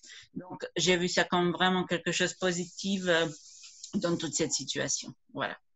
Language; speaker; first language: French; non-native, fluent; Croatian